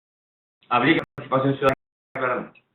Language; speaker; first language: Spanish; native; Spanish